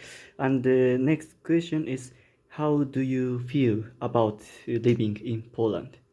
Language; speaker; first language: English; non-native, learner; Japanese